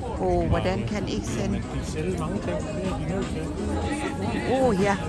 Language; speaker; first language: Danish; non-native, learner; Thai